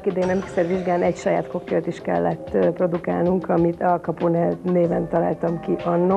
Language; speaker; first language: Hungarian; native; Hungarian